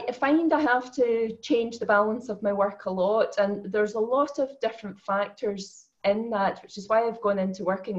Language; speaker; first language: English; native; English